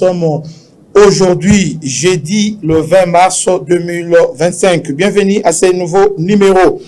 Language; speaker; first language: French; non-native, local second language; Lingala